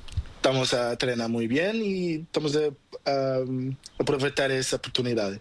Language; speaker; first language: Spanish; non-native, learner; Portuguese